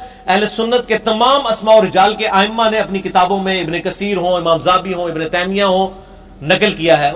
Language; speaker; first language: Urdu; non-native, local second language; Punjabi